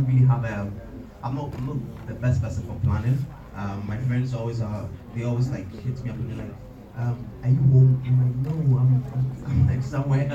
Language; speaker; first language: English; non-native, local second language; Ga